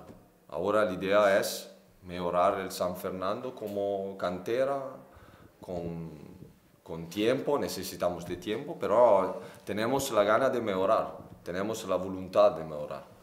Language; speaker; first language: Spanish; non-native, fluent; Italian